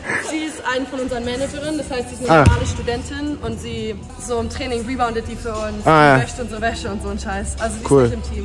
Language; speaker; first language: German; native; German